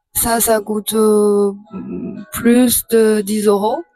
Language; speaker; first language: French; non-native, fluent; Chinese